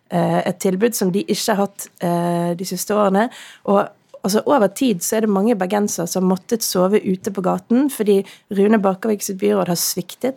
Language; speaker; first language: Norwegian; native; Norwegian